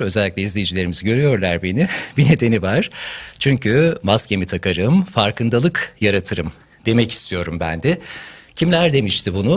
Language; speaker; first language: Turkish; native; Turkish